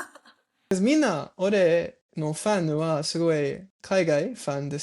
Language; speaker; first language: Japanese; non-native, learner; English